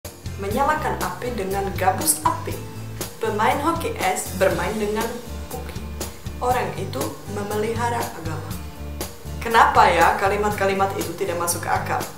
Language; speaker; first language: Indonesian; non-native, fluent; Czech